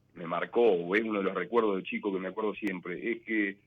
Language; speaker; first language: Spanish; native; Spanish